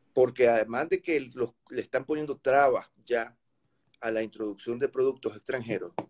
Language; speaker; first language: Spanish; native; Spanish